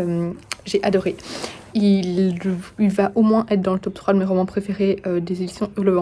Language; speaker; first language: French; native; French